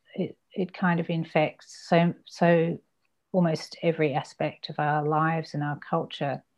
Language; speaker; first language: English; native; English